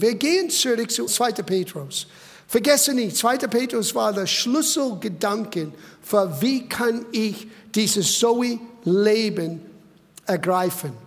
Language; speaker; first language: German; non-native, fluent; English